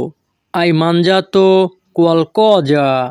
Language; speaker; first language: Italian; non-native, learner; Bangla